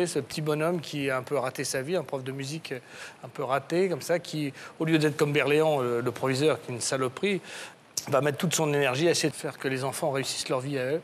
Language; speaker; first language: French; native; French